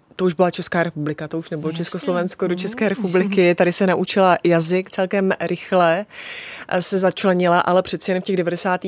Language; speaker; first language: Czech; native; Czech